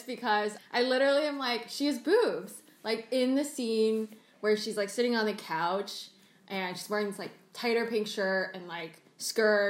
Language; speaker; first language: English; early bilingual, other home language; Cantonese